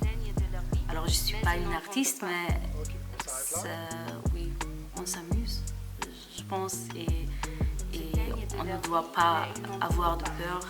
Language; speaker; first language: French; non-native, fluent; German